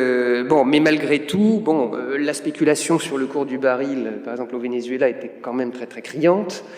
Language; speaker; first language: French; native; French